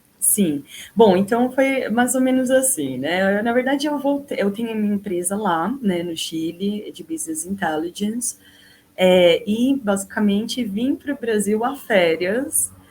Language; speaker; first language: Portuguese; native; Portuguese